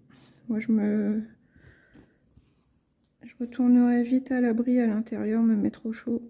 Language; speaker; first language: French; native; French